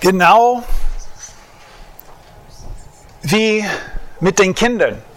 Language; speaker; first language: German; non-native, fluent; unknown